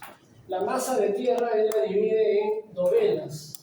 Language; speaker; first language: Spanish; native; Spanish